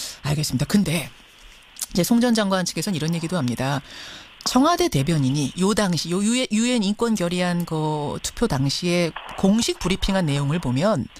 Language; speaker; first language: Korean; native; Korean